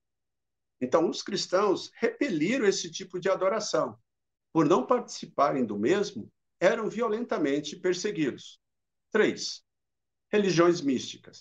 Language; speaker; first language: Portuguese; native; Portuguese